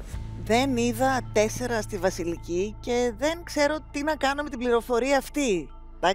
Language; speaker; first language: Greek; native; Greek